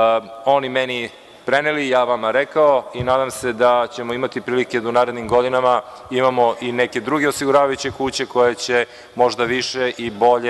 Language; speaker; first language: Serbian; native; Serbian